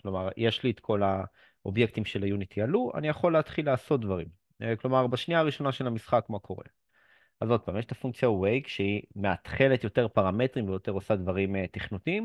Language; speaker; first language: Hebrew; native; Hebrew